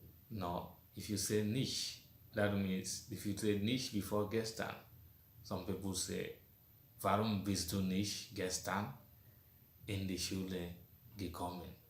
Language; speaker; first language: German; non-native, fluent; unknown